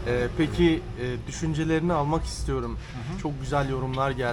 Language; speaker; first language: Turkish; native; Turkish